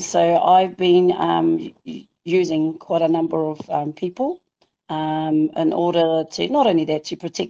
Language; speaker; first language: English; non-native, local second language; Māori